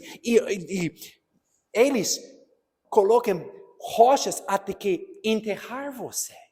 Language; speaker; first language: Portuguese; non-native, fluent; English